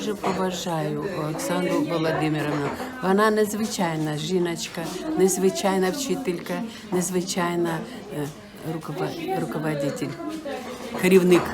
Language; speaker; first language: Ukrainian; non-native, local second language; Russian